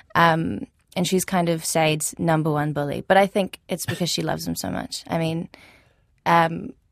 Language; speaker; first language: English; early bilingual, other home language; Arabic